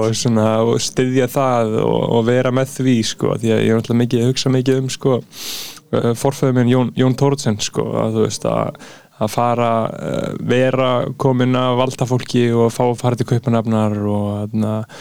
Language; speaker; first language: Icelandic; native; Icelandic